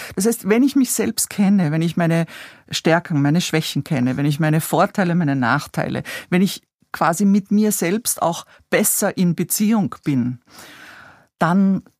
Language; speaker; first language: German; native; German